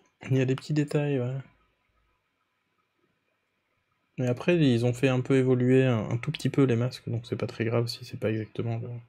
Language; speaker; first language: French; native; French